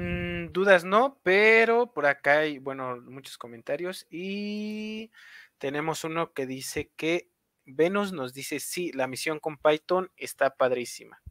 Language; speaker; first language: Spanish; native; Spanish